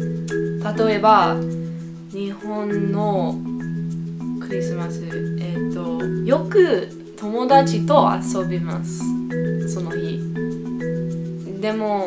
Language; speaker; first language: Japanese; non-native, learner; English